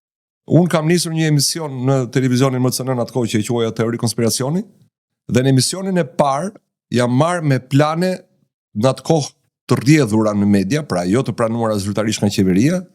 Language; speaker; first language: Albanian; native; Albanian